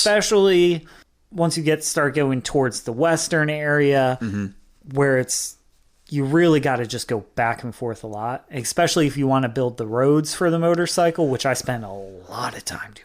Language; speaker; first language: English; native; English